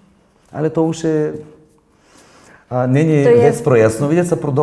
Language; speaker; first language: Czech; non-native, fluent; Bulgarian